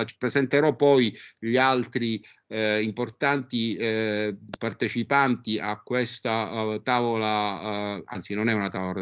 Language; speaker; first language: Italian; native; Italian